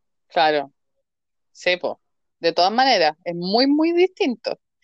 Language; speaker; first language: Spanish; native; Spanish